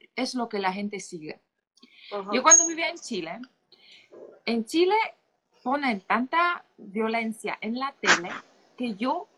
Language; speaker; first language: Spanish; non-native, fluent; Polish